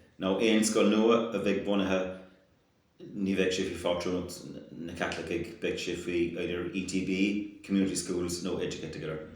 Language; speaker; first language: Irish; non-native, local second language; English